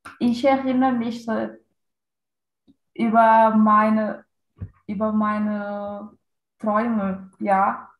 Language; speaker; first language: German; non-native, learner; Portuguese